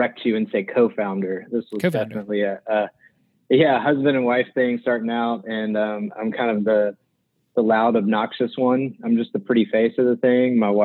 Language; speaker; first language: English; native; English